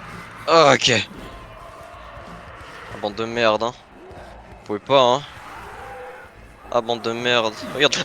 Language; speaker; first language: French; native; French